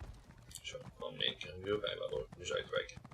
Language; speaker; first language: Dutch; native; Dutch